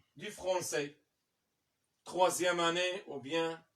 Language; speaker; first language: French; non-native, local second language; Arabic